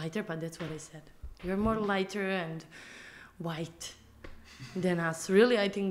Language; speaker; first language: English; non-native, fluent; Serbian